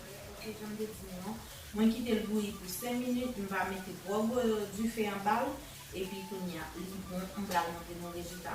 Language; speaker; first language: French; non-native, learner; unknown